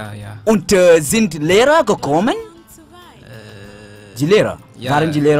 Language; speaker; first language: German; non-native, fluent; French